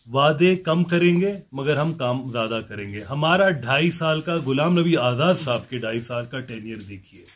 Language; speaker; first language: Hindi; non-native, local second language; Kashmiri